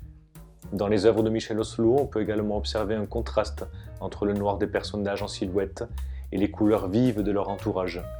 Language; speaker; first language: French; native; French